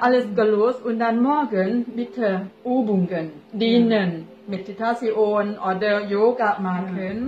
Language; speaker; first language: German; non-native, learner; Thai